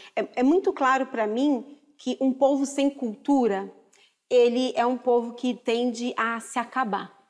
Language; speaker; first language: Portuguese; native; Portuguese